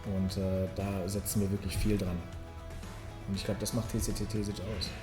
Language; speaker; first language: German; early bilingual, other home language; Serbian